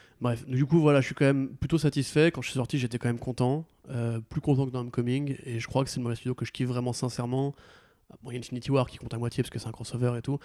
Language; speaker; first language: French; native; French